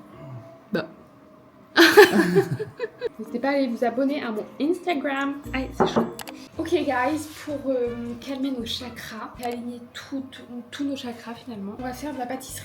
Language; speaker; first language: French; native; French